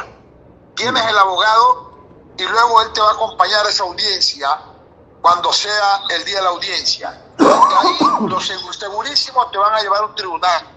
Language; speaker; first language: Spanish; native; Spanish